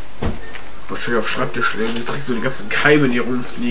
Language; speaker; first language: German; native; German